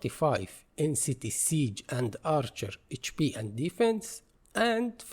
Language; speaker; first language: English; non-native, fluent; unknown